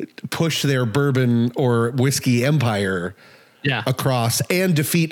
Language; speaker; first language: English; native; English